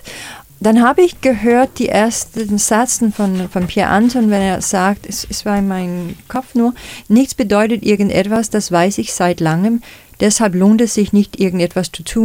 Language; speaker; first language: German; non-native, fluent; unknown